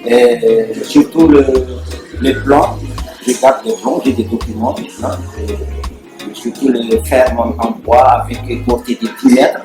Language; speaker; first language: French; non-native, local second language; Malagasy